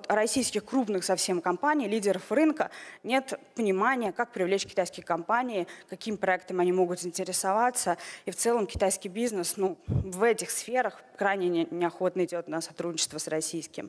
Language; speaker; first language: Russian; native; Russian